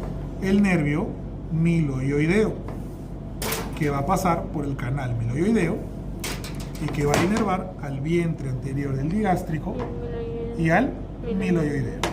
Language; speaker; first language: Spanish; native; Spanish